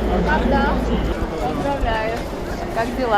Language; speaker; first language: Russian; non-native, fluent; Georgian